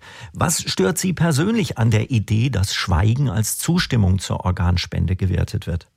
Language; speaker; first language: German; native; German